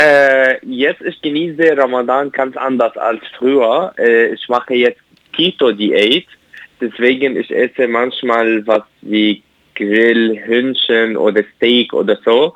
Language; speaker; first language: German; non-native, learner; Arabic